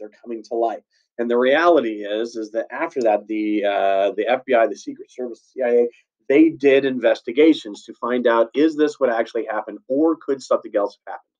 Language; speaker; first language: English; native; English